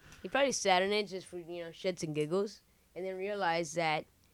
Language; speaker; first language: English; native; English